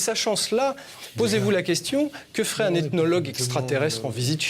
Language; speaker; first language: French; native; French